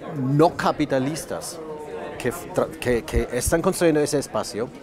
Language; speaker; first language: Spanish; non-native, fluent; German